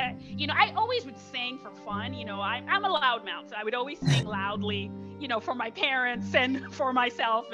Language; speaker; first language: English; non-native, local second language; Igbo